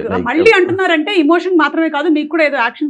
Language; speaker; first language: Telugu; native; Telugu